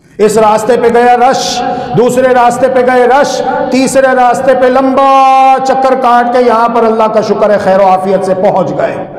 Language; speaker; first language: Urdu; non-native, local second language; Punjabi